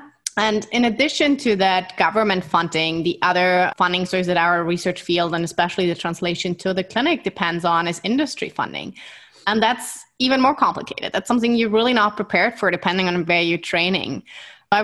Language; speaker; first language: English; non-native, fluent; German